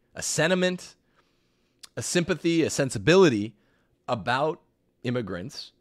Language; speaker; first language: English; native; English